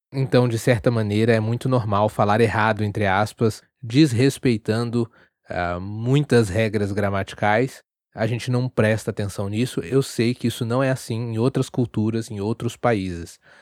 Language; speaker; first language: Portuguese; native; Portuguese